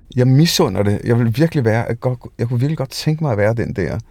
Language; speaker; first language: Danish; early bilingual, other home language; Hindi